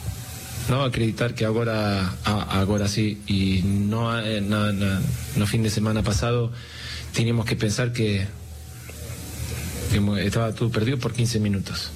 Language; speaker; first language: Portuguese; non-native, learner; Spanish